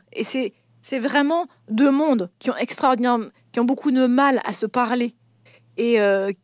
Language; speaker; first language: French; native; French